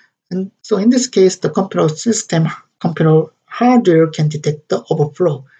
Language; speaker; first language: English; non-native, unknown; Korean